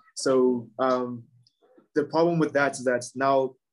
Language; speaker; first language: English; non-native, local second language; Shona